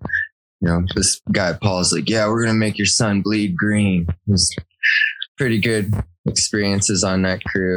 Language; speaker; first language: English; native; English